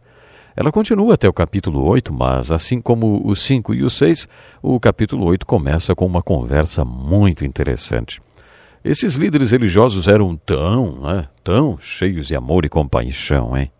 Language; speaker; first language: Portuguese; native; Portuguese